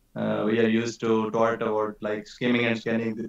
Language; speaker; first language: English; non-native, local second language; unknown